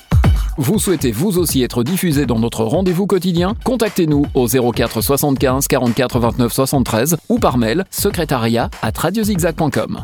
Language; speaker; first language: French; native; French